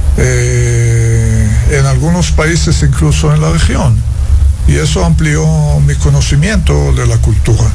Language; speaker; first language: Spanish; non-native, fluent; Hebrew